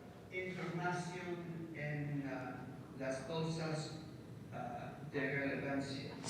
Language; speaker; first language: Spanish; non-native, learner; English